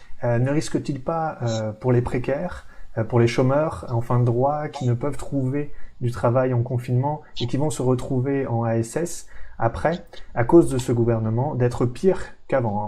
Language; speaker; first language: French; native; French